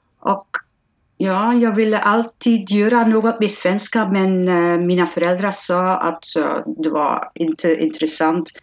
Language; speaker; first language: Swedish; non-native, fluent; Dutch